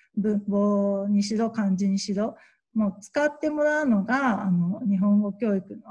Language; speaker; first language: Japanese; native; Japanese